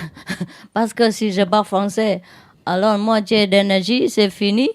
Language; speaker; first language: French; non-native, learner; Vietnamese